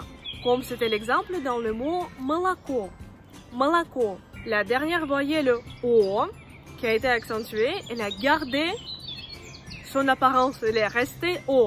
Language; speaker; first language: French; non-native, fluent; Russian